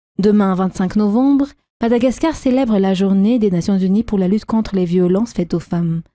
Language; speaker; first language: French; non-native, local second language; Malagasy